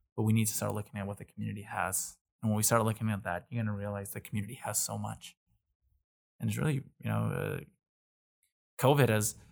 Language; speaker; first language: English; native; English